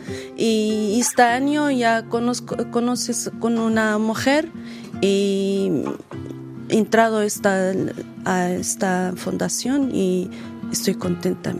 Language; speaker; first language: Spanish; non-native, learner; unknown